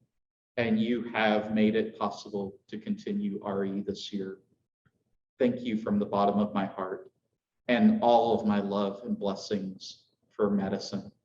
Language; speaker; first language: English; native; English